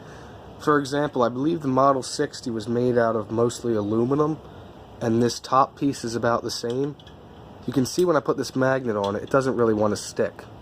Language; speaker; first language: English; native; English